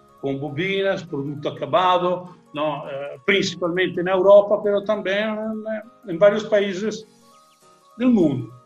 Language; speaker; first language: Portuguese; non-native, learner; Italian